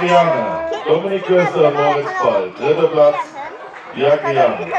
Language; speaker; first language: German; native; German